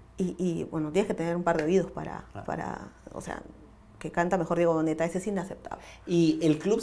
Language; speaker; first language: Spanish; native; Spanish